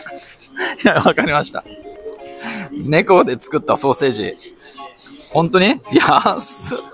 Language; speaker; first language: Japanese; native; Japanese